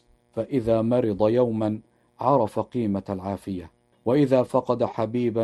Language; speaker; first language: Arabic; native; Arabic